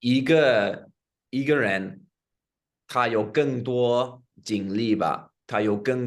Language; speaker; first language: Chinese; non-native, fluent; English